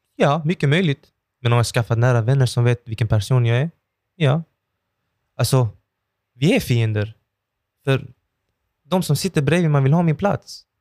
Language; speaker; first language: Swedish; early bilingual, other home language; Persian